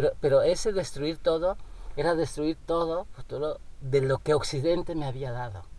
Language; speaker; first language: Spanish; non-native, local second language; Nahuatl languages